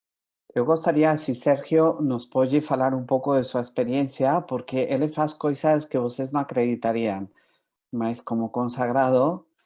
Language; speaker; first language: Portuguese; non-native, fluent; Spanish